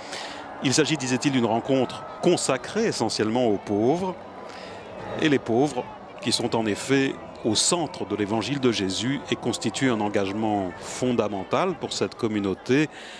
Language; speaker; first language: French; native; French